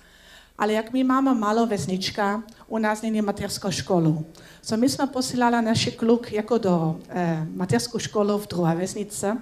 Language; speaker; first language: Czech; non-native, learner; Dutch